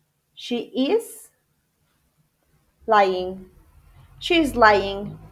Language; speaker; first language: English; non-native, fluent; Spanish